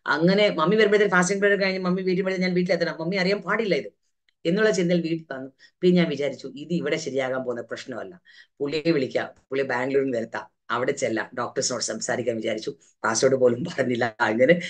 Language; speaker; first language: Malayalam; early bilingual, heritage; Malayalam